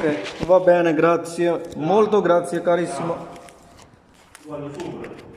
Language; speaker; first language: Italian; non-native, learner; Punjabi